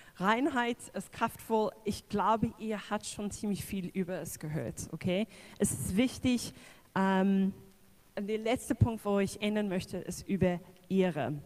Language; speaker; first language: German; non-native, fluent; English